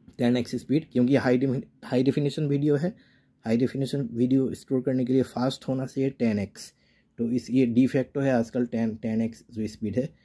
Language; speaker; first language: Hindi; non-native, local second language; Assamese